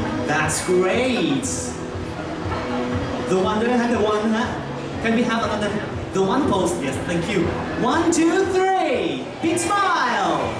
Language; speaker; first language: English; non-native, fluent; Thai